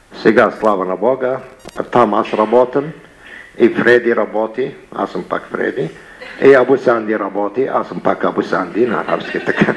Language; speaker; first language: Bulgarian; non-native, learner; Arabic